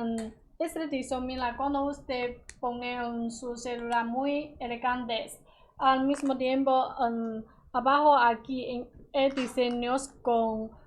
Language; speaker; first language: Spanish; non-native, learner; Chinese